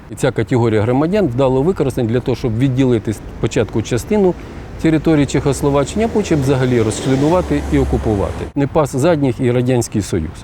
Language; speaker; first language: Ukrainian; non-native, local second language; Russian